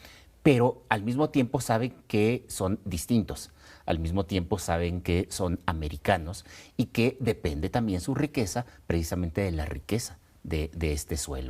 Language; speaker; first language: Spanish; native; Spanish